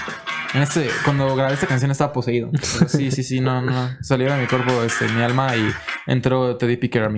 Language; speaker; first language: Spanish; native; Spanish